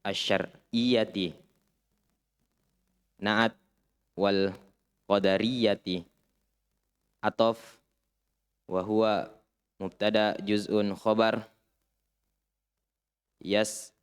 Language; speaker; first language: Arabic; non-native, learner; Indonesian